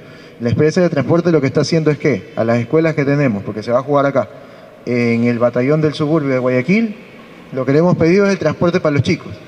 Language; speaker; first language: Spanish; native; Spanish